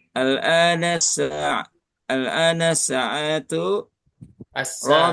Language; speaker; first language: Arabic; non-native, learner; Indonesian